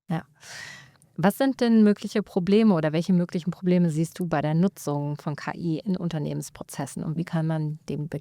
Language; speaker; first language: German; native; German